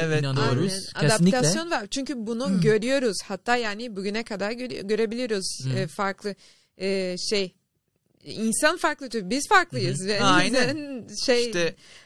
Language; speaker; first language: Turkish; non-native, learner; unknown